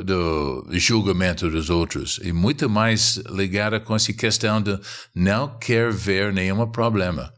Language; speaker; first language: Portuguese; non-native, fluent; English